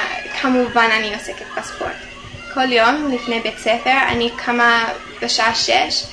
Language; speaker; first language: Hebrew; non-native, fluent; English